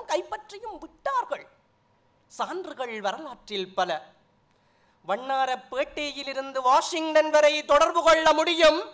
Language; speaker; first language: Tamil; native; Tamil